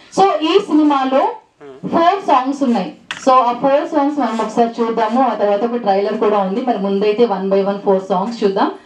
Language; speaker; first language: Telugu; native; Telugu